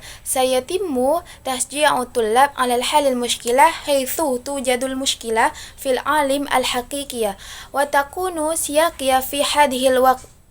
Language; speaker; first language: Arabic; non-native, learner; Indonesian